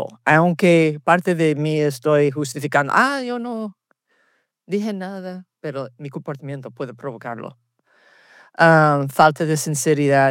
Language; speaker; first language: Spanish; early bilingual, heritage; Spanish